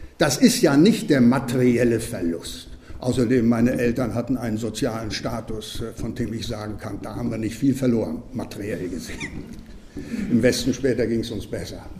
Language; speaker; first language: German; native; German